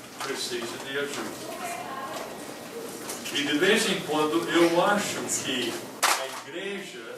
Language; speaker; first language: Portuguese; non-native, fluent; English